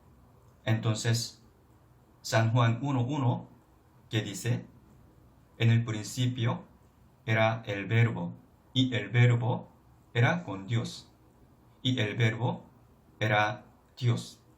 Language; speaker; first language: Spanish; non-native, fluent; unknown